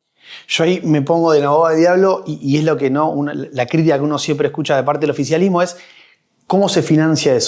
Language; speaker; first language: Spanish; native; Spanish